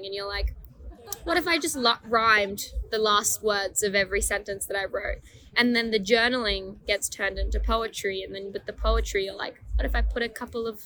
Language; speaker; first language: English; non-native, fluent; Persian